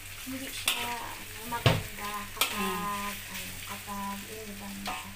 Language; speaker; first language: Filipino; non-native, local second language; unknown